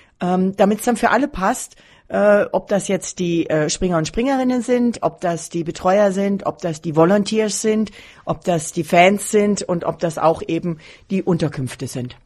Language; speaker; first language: German; native; German